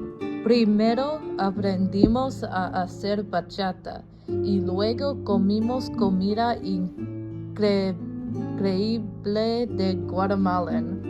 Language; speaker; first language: Spanish; non-native, learner; English